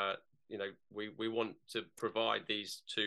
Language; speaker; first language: English; native; English